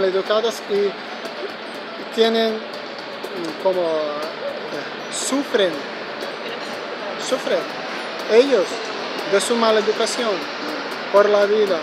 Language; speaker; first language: Spanish; non-native, learner; Ukrainian